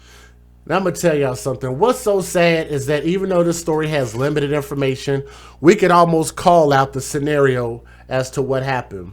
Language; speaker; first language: English; native; English